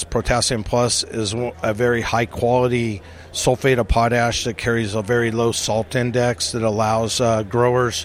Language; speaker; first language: English; native; English